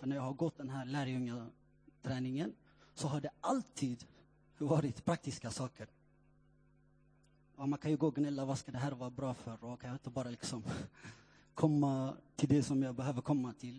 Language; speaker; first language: Swedish; non-native, fluent; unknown